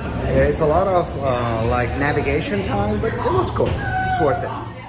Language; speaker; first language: English; non-native, fluent; Portuguese